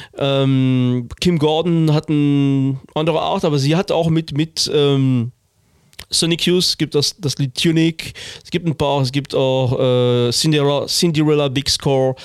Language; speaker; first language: German; non-native, fluent; French